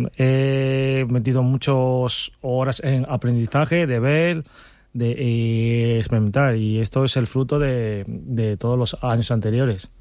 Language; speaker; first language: Spanish; non-native, fluent; Chinese